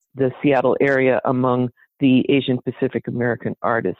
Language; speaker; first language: English; native; English